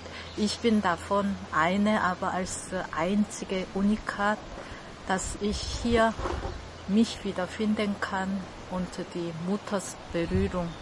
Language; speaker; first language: German; non-native, learner; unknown